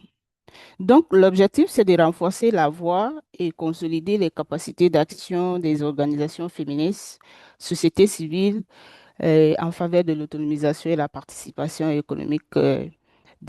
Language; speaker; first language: French; non-native, local second language; Susu